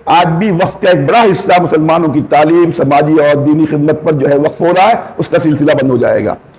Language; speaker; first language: Urdu; non-native, local second language; Konkani